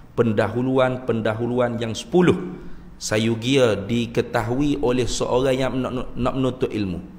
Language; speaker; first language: Malay; native; Malay